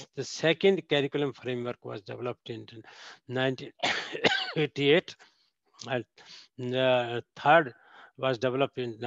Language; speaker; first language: English; non-native, local second language; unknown